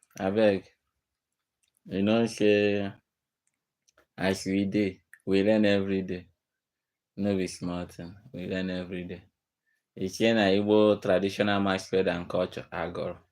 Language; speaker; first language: Nigerian Pidgin; non-native, local second language; Igbo